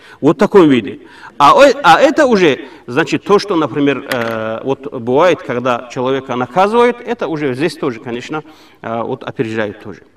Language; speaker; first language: Russian; non-native, local second language; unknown